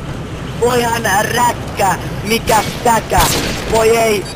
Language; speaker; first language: Finnish; native; Finnish